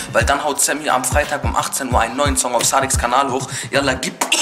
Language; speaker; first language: German; native; German